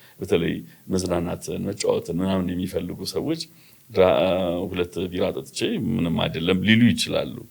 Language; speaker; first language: Amharic; native; Amharic